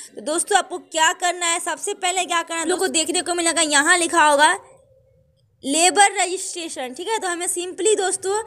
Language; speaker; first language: Hindi; native; Hindi